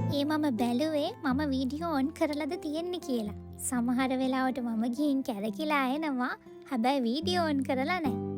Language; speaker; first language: Sinhala; native; Sinhala